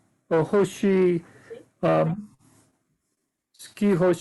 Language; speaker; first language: Japanese; non-native, learner; English